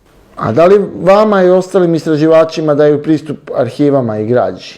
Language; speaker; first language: Serbian; native; Serbian